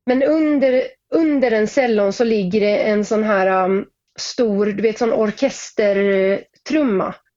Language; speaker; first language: Swedish; native; Swedish